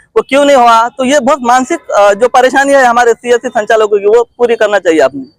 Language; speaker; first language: Hindi; non-native, local second language; Marathi